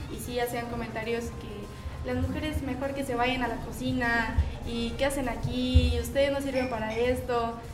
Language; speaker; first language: Spanish; native; Spanish